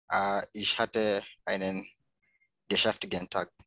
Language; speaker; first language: German; non-native, learner; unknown